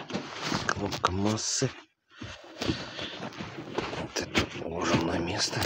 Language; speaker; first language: Russian; native; Russian